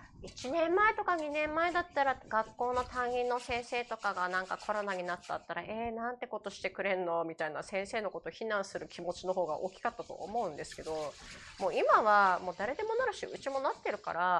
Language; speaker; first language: Japanese; native; Japanese